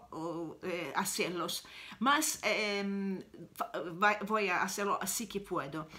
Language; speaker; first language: Spanish; non-native, learner; Italian